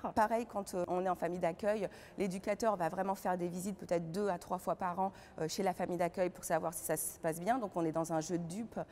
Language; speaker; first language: French; native; French